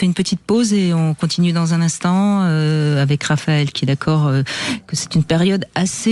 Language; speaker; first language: French; native; French